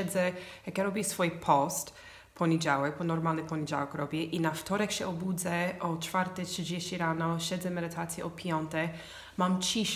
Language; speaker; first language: Polish; non-native, fluent; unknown